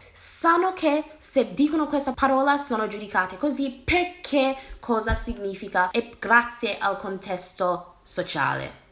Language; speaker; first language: Italian; non-native, fluent; English